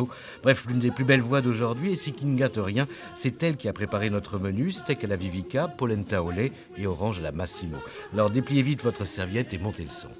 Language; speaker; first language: French; native; French